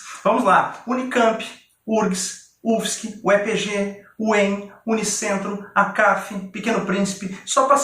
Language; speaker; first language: Portuguese; native; Portuguese